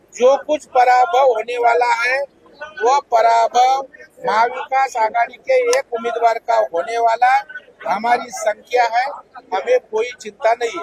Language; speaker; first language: Hindi; non-native, local second language; Marathi